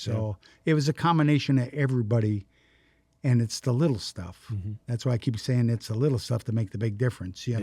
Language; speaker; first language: English; native; English